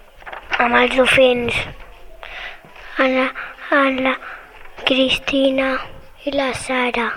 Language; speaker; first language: Catalan; non-native, local second language; Spanish